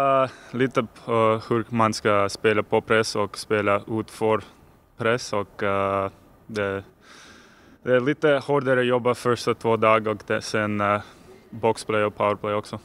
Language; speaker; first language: Swedish; non-native, learner; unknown